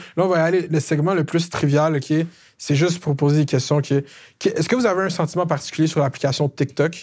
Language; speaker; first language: French; native; French